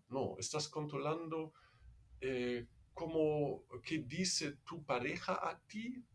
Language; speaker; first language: Spanish; non-native, fluent; German